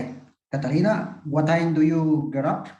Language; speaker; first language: English; non-native, learner; Spanish